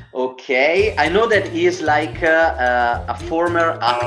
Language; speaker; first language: English; non-native, fluent; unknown